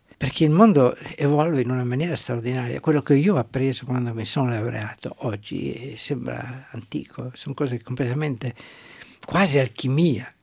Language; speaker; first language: Italian; non-native, local second language; German